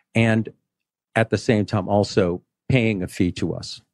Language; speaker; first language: English; native; English